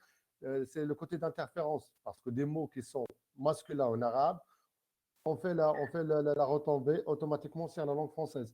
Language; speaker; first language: French; non-native, local second language; Arabic